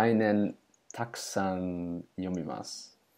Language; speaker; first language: Japanese; non-native, learner; English